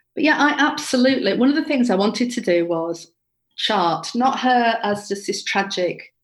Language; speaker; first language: English; native; English